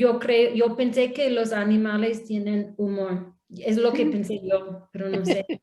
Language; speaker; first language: Spanish; non-native, learner; English